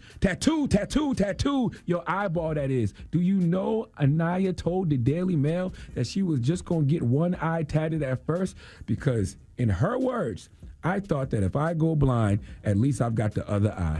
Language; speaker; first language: English; native; English